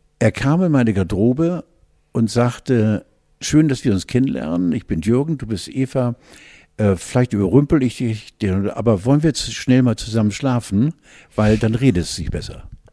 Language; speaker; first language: German; native; German